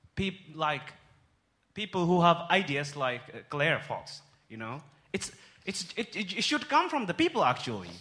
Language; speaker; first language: English; non-native, fluent; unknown